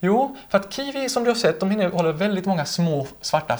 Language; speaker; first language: Swedish; native; Swedish